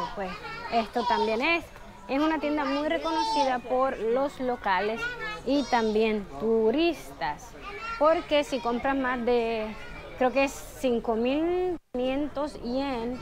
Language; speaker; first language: Spanish; early bilingual, heritage; Spanish